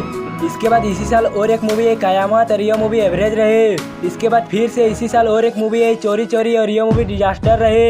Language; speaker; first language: Hindi; non-native, local second language; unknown